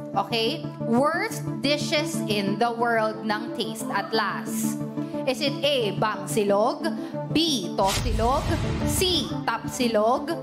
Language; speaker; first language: Filipino; native; Filipino